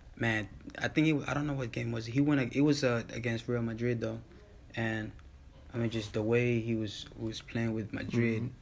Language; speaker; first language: English; early bilingual, other home language; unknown